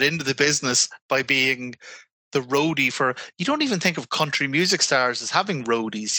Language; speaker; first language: English; native; English